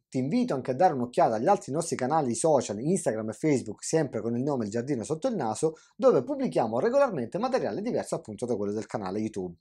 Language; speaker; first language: Italian; native; Italian